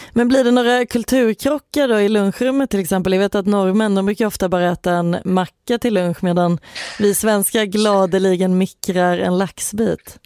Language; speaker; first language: Swedish; native; Swedish